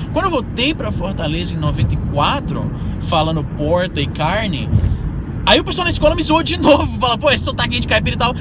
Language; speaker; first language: Portuguese; native; Portuguese